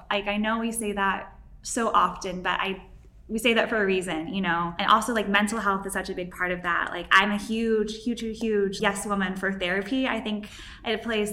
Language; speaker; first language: English; native; English